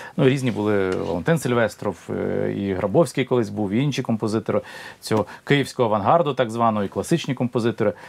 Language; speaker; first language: Ukrainian; native; Ukrainian